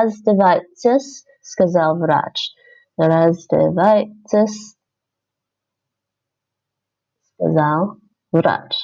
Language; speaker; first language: Russian; non-native, learner; English